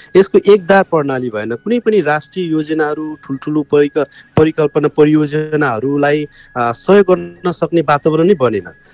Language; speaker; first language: Nepali; non-native, local second language; Eastern Tamang